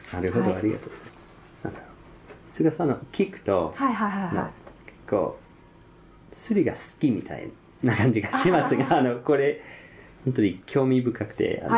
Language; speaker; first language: Japanese; non-native, fluent; English